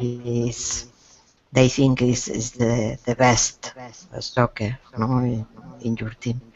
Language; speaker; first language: English; non-native, learner; Spanish